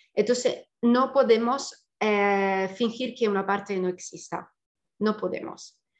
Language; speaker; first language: Spanish; non-native, fluent; Italian